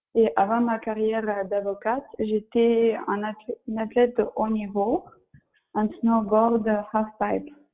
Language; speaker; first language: French; non-native, fluent; Russian